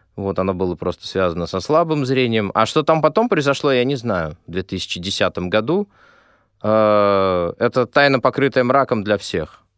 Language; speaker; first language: Russian; native; Russian